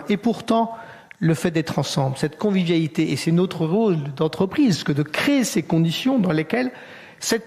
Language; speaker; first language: French; native; French